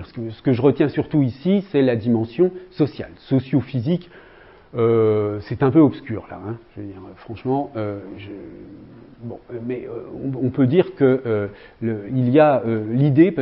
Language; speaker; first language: French; native; French